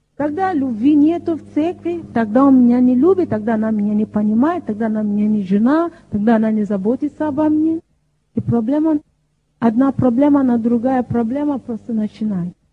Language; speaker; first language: Russian; non-native, fluent; Yoruba